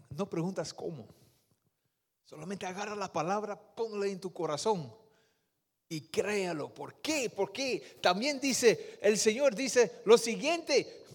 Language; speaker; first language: Spanish; non-native, fluent; Dutch